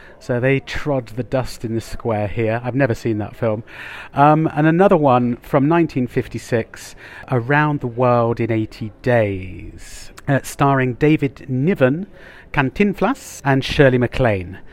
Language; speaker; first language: English; native; English